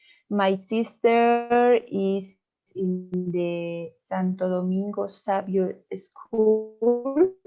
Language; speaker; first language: English; non-native, learner; Spanish